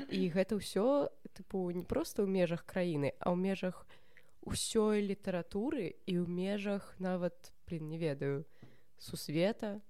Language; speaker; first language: Belarusian; non-native, local second language; Russian